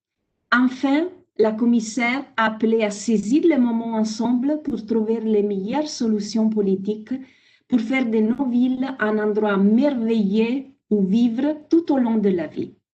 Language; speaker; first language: French; non-native, fluent; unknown